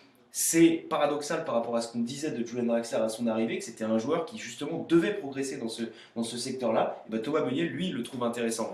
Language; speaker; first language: French; native; French